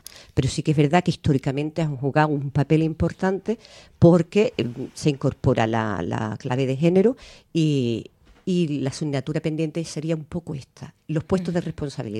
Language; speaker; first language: Spanish; native; Spanish